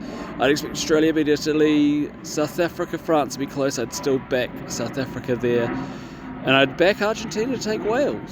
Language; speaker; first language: English; native; English